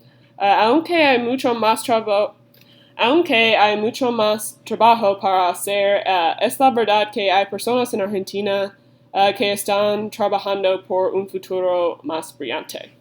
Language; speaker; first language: Spanish; non-native, learner; English